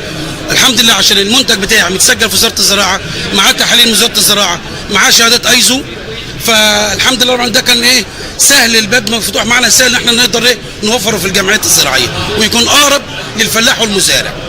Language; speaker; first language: Arabic; native; Arabic